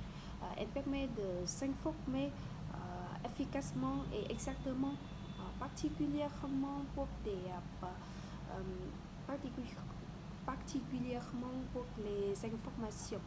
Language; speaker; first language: French; non-native, learner; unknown